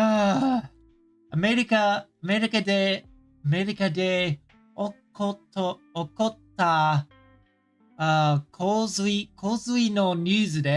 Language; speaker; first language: Japanese; non-native, learner; English